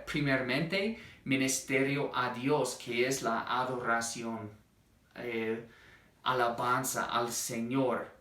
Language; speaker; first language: Spanish; non-native, fluent; English